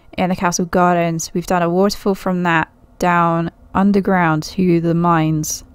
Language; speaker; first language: English; native; English